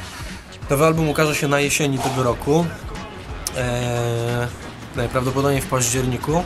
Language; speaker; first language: Polish; native; Polish